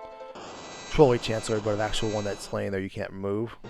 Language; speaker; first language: English; native; English